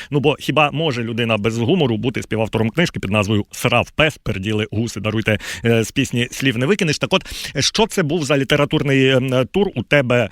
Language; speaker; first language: Ukrainian; native; Ukrainian